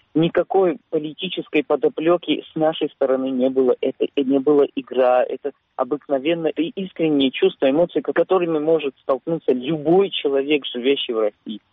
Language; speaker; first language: Russian; native; Russian